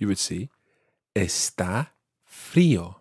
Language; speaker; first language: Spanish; non-native, fluent; English